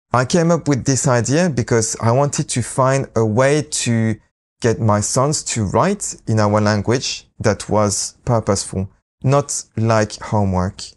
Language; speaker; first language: English; non-native, fluent; French